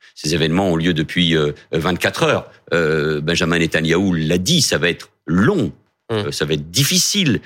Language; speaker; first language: French; early bilingual, other home language; Catalan